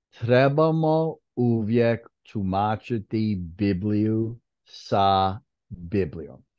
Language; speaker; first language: Croatian; early bilingual, heritage; Croatian